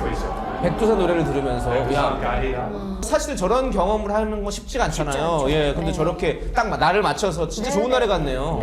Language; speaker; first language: Korean; native; Korean